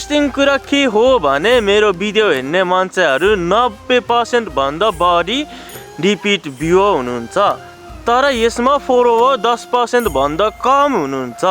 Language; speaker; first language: Nepali; non-native, fluent; Japanese